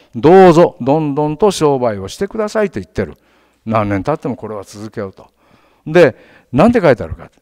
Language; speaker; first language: Japanese; native; Japanese